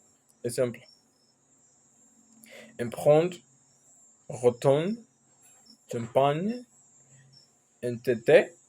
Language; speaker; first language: French; non-native, learner; Spanish